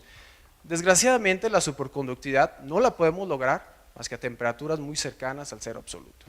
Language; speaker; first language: Spanish; native; Spanish